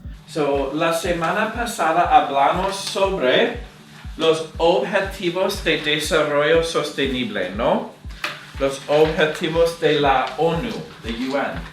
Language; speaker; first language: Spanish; non-native, fluent; English